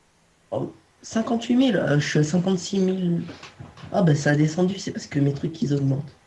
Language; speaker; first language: French; native; French